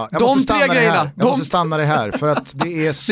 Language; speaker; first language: Swedish; native; Swedish